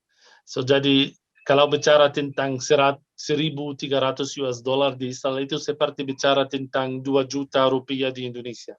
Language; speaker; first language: Indonesian; non-native, fluent; Arabic